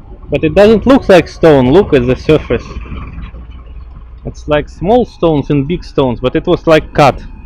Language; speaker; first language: English; non-native, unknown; Russian